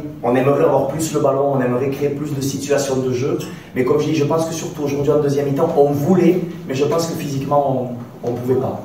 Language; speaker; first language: French; native; French